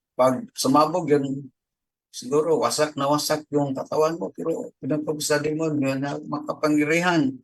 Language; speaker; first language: Filipino; non-native, local second language; Cebuano